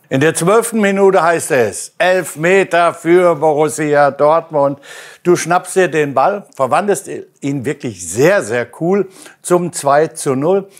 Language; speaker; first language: German; native; German